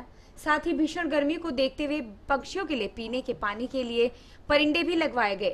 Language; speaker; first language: Hindi; native; Hindi